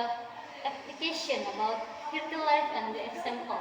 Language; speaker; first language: English; non-native, learner; Indonesian